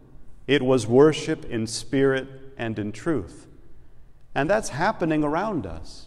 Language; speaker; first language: English; native; English